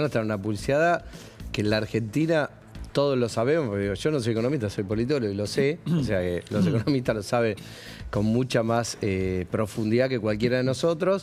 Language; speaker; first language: Spanish; native; Spanish